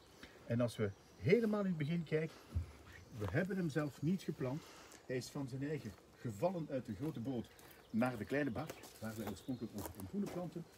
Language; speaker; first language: Dutch; native; Dutch